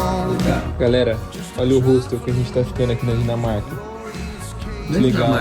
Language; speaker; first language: Portuguese; native; Portuguese